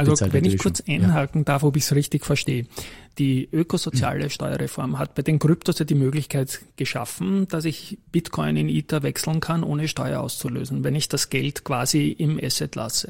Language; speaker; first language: German; native; German